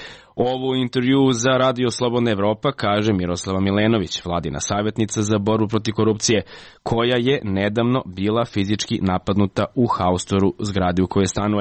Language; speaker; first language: Serbian; native; Serbian